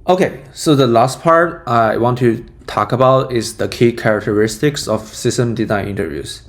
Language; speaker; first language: English; non-native, fluent; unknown